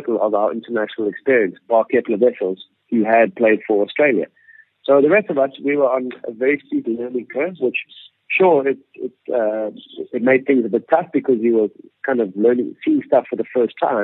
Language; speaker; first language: English; native; English